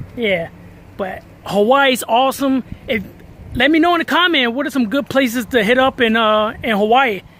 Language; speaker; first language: English; native; English